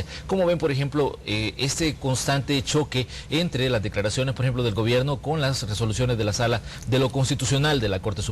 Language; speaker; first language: Spanish; native; Spanish